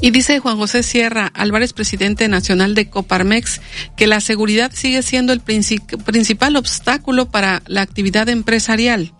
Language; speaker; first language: Spanish; native; Spanish